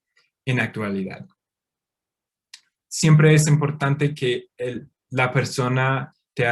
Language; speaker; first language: Spanish; non-native, fluent; English